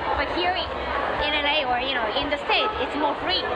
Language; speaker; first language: English; non-native, learner; Japanese